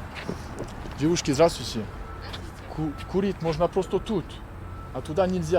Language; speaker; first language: Russian; non-native, learner; French